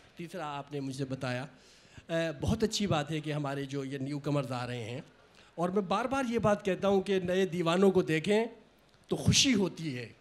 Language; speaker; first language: Hindi; native; Hindi